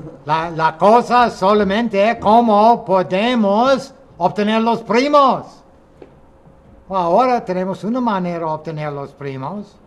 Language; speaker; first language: Spanish; non-native, fluent; English